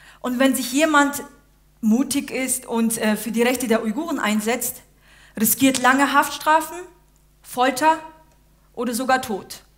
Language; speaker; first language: German; early bilingual, other home language; Uyghur